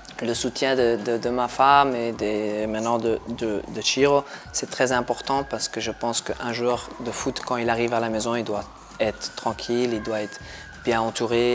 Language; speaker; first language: French; non-native, local second language; Dutch